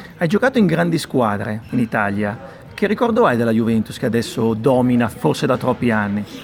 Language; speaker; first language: Italian; native; Italian